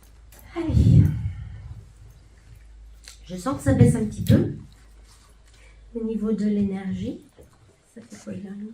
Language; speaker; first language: French; native; French